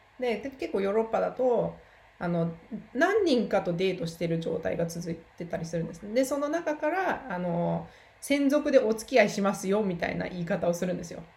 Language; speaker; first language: Japanese; native; Japanese